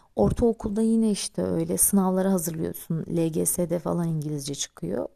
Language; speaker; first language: Turkish; native; Turkish